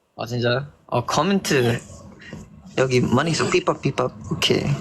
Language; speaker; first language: Korean; non-native, learner; Filipino